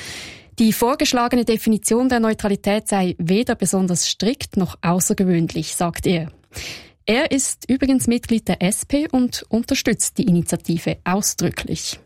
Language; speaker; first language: German; native; German